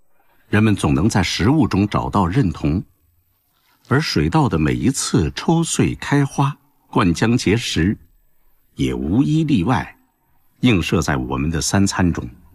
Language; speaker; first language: Chinese; native; Chinese